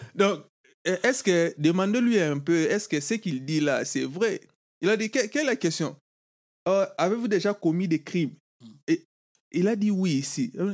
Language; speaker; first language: French; non-native, local second language; Lingala